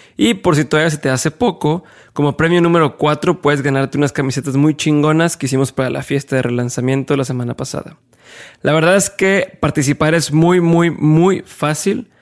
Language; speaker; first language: Spanish; native; Spanish